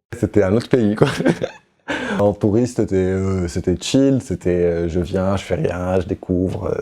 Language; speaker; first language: French; non-native, local second language; Arabic